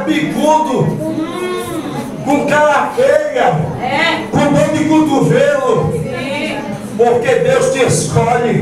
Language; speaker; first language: Portuguese; native; Portuguese